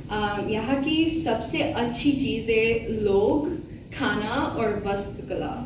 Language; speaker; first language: Hindi; non-native, learner; Bangla